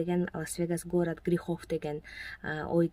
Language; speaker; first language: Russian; non-native, local second language; Kyrgyz